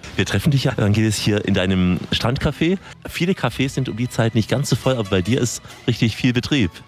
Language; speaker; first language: German; native; German